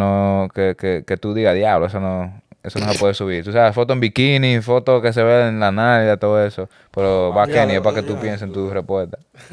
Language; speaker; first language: Spanish; early bilingual, heritage; Spanish